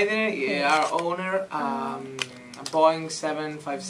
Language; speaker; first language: English; non-native, learner; Italian